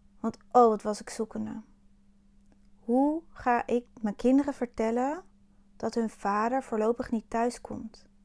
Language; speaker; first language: Dutch; native; Dutch